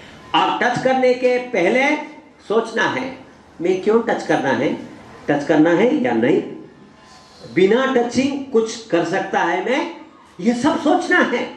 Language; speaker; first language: Hindi; non-native, learner; English